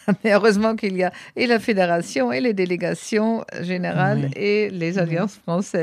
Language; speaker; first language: French; native; French